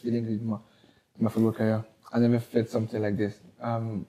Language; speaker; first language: English; non-native, learner; French